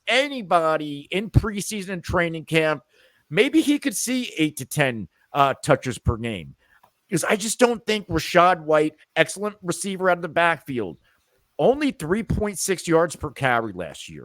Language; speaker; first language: English; native; English